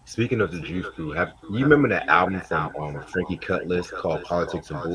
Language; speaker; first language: English; native; English